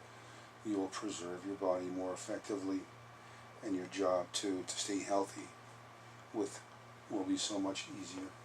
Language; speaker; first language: English; native; English